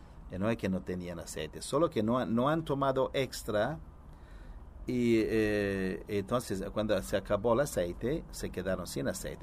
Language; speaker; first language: Spanish; non-native, learner; Italian